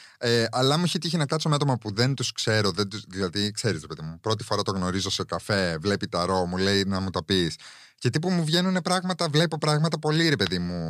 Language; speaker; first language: Greek; early bilingual, heritage; Greek